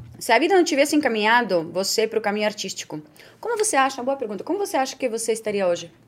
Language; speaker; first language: Portuguese; non-native, fluent; Spanish